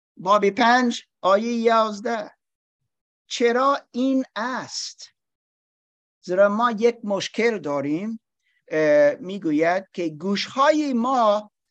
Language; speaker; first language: Persian; non-native, learner; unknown